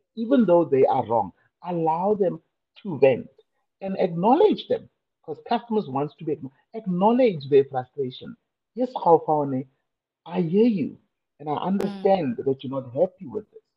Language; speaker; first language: English; non-native, local second language; Tswana